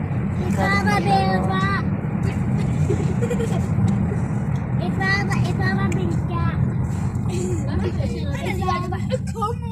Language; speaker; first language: Arabic; native; Arabic